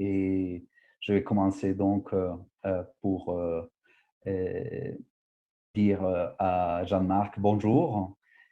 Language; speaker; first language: French; non-native, fluent; Spanish